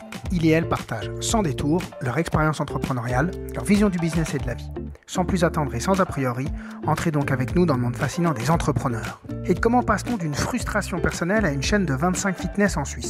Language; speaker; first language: French; native; French